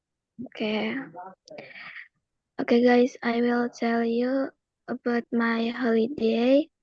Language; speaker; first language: English; non-native, learner; Indonesian